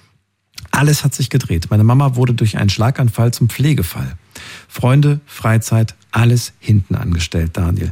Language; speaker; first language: German; native; German